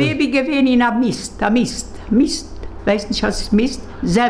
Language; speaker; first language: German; non-native, learner; Hungarian